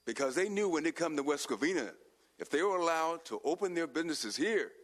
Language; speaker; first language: English; native; English